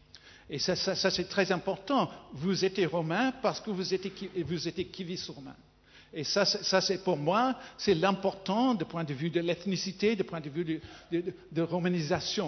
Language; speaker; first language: French; non-native, fluent; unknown